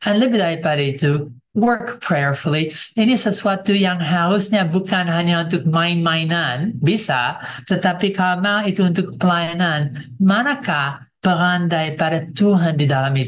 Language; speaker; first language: Indonesian; non-native, fluent; English